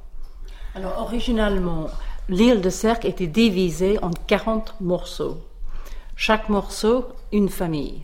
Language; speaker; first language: French; non-native, learner; English